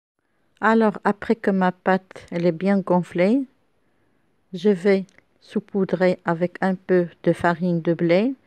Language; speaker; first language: French; non-native, local second language; Arabic